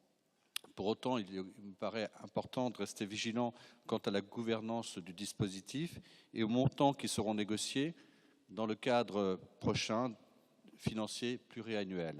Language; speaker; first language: French; native; French